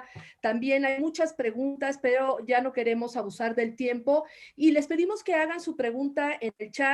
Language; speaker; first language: Spanish; native; Spanish